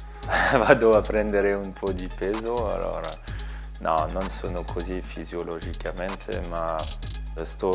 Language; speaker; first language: Italian; non-native, learner; French